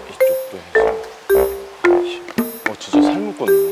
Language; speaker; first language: Korean; native; Korean